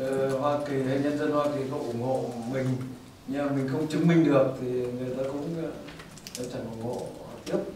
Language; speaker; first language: Vietnamese; native; Vietnamese